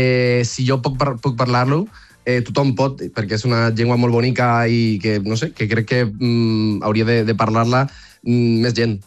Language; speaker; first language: Catalan; non-native, learner; Spanish